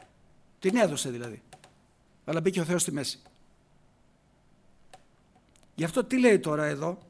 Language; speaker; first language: Greek; native; Greek